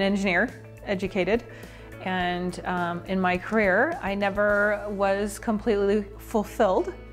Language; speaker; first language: English; native; English